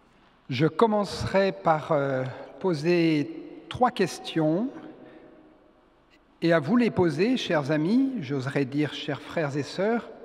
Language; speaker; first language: French; native; French